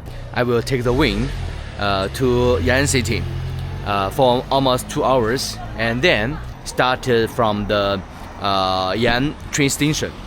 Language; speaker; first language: English; non-native, learner; Chinese